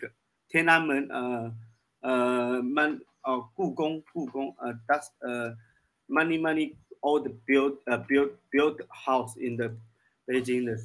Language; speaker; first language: English; non-native, learner; Chinese